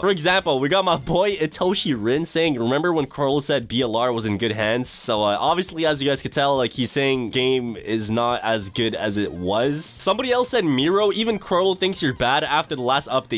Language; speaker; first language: English; native; English